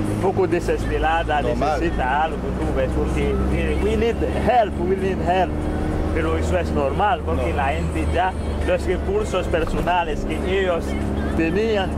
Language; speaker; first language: Spanish; non-native, fluent; Haitian Creole